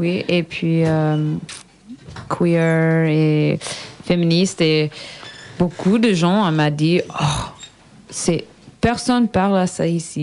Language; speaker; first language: French; non-native, learner; English